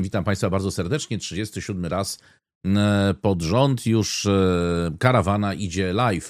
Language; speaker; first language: Polish; native; Polish